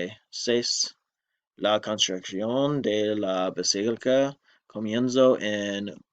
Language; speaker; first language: Spanish; non-native, learner; English